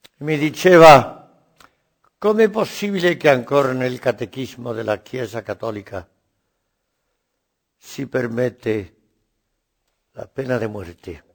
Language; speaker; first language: Italian; non-native, learner; Spanish